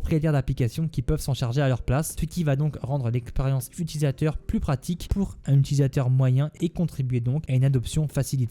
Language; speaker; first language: French; native; French